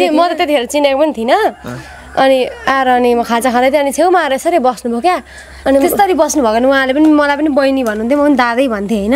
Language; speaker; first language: Nepali; native; Nepali